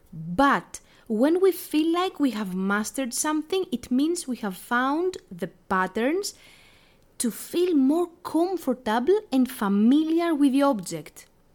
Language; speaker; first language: English; non-native, fluent; Greek